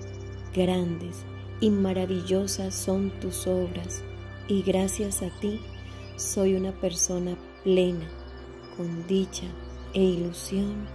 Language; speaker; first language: Spanish; native; Spanish